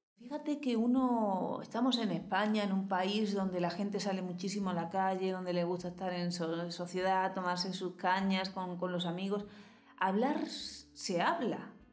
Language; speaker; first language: Spanish; native; Spanish